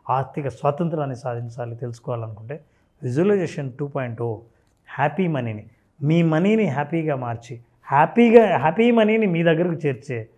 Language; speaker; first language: Telugu; native; Telugu